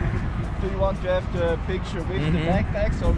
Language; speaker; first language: English; non-native, learner; Persian